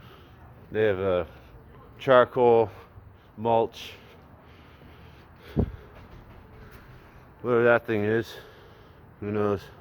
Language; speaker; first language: English; native; English